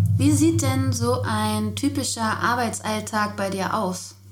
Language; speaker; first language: German; native; German